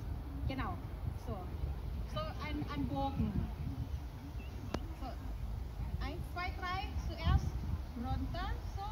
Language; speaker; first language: German; non-native, fluent; Thai